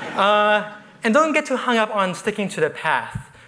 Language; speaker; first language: English; native; English